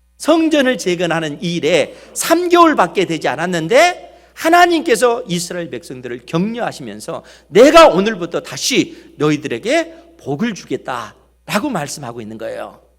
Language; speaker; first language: Korean; native; Korean